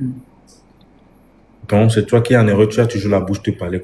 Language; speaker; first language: French; non-native, local second language; Lingala